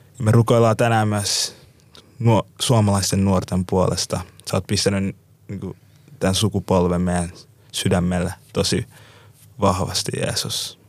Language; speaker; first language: Finnish; native; Finnish